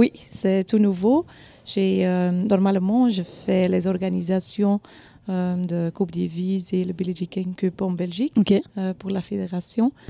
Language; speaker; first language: French; non-native, local second language; Dutch